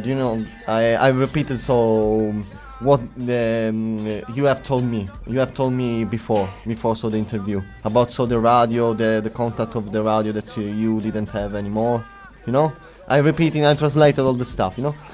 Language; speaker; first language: English; non-native, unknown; Italian